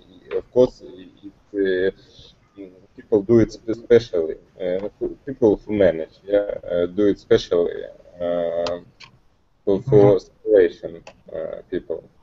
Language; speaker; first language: English; non-native, learner; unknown